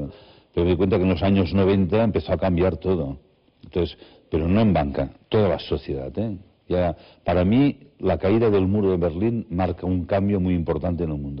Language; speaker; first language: Spanish; native; Spanish